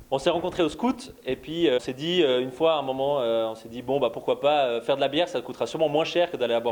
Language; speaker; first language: French; native; French